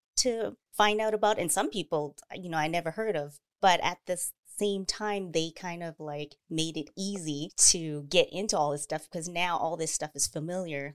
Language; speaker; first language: English; native; English